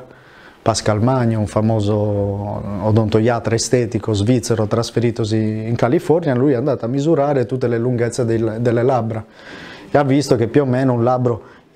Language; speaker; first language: Italian; native; Italian